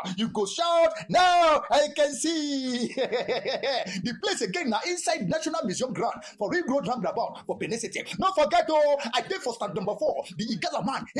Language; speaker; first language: Nigerian Pidgin; non-native, local second language; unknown